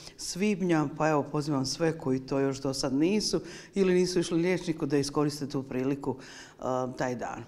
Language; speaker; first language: Croatian; native; Croatian